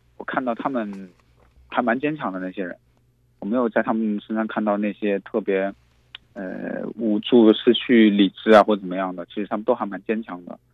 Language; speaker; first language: Chinese; native; Chinese